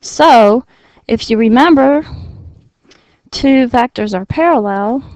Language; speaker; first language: English; native; English